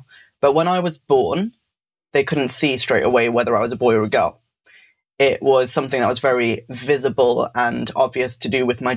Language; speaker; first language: English; native; English